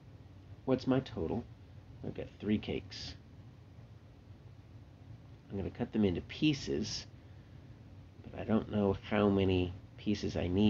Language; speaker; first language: English; native; English